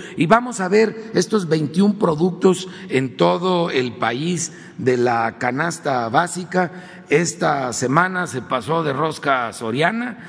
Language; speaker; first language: Spanish; native; Spanish